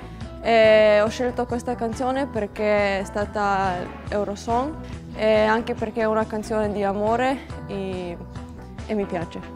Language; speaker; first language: Italian; non-native, learner; Slovenian